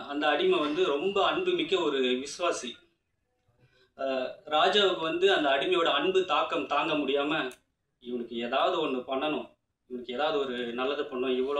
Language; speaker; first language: Tamil; native; Tamil